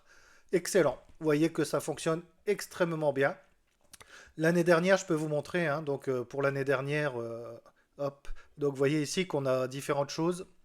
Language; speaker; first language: French; native; French